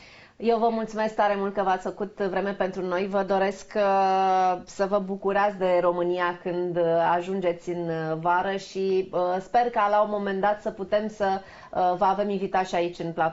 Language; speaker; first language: Romanian; native; Romanian